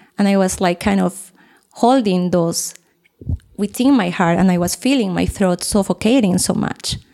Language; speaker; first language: English; non-native, fluent; Spanish